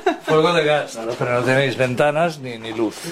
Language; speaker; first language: Spanish; native; Spanish